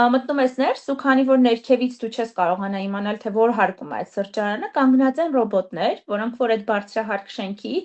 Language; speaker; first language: Armenian; native; Armenian